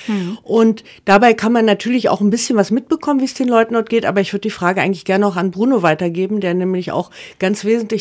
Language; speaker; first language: German; native; German